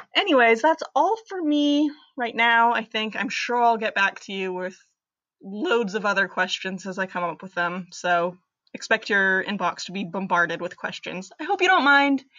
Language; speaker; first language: English; native; English